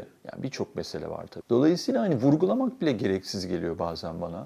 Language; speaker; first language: Turkish; native; Turkish